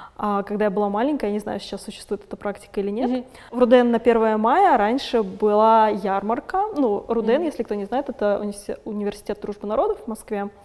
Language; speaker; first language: Russian; native; Russian